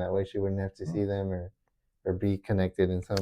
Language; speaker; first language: English; native; English